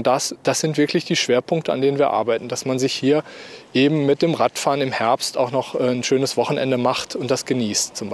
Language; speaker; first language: German; native; German